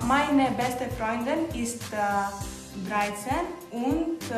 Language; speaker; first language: German; non-native, learner; Macedonian